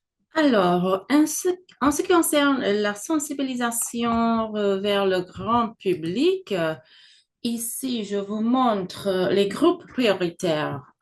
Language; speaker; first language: French; non-native, fluent; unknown